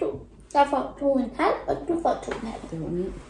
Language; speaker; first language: Danish; early bilingual, other home language; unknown